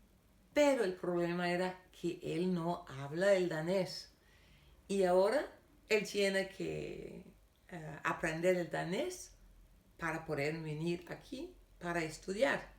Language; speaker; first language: Spanish; non-native, fluent; Danish